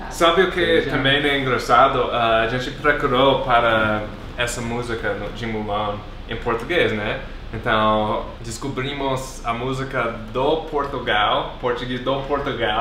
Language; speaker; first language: Portuguese; non-native, fluent; English